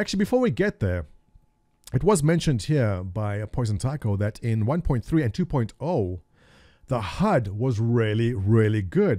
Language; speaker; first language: English; native; English